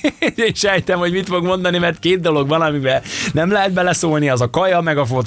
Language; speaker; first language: Hungarian; native; Hungarian